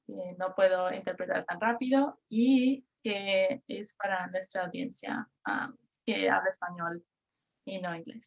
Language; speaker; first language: Spanish; non-native, fluent; English